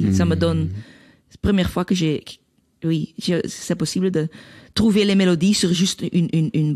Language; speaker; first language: French; non-native, learner; Dutch